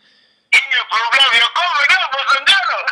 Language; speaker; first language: Swedish; non-native, fluent; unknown